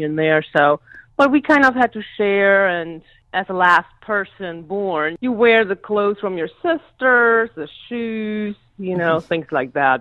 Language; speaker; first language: English; non-native, fluent; German